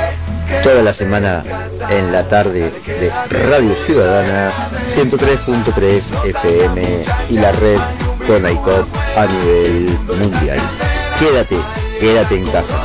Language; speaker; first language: Spanish; native; Spanish